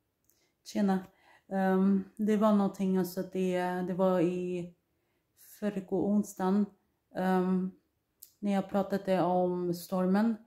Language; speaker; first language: Swedish; non-native, learner; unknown